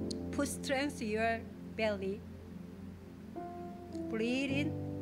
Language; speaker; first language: English; non-native, learner; Korean